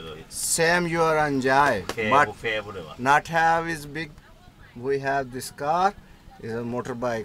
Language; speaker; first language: English; non-native, learner; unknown